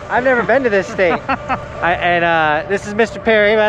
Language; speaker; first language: English; native; English